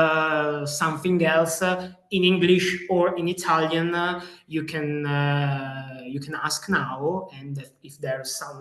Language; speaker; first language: English; non-native, fluent; Italian